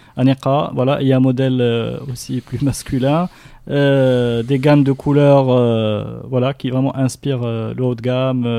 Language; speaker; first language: French; non-native, local second language; Arabic